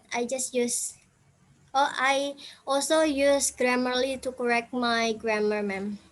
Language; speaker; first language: English; non-native, fluent; Indonesian